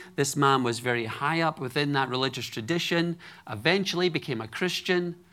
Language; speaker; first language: English; native; English